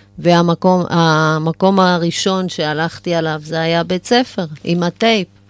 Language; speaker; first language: Hebrew; non-native, fluent; German